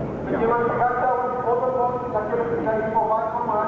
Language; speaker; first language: German; non-native, fluent; Spanish